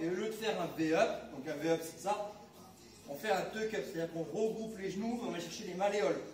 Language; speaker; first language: French; native; French